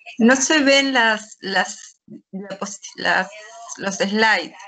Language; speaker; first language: Spanish; non-native, learner; Portuguese